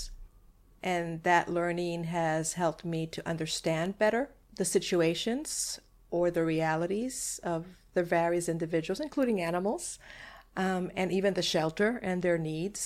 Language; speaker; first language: English; non-native, fluent; Spanish